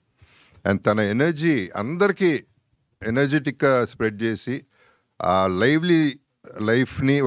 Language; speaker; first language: Telugu; native; Telugu